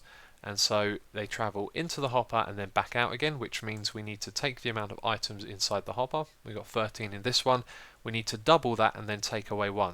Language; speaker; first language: English; native; English